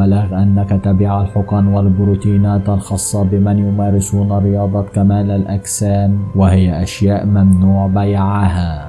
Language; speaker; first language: Arabic; native; Arabic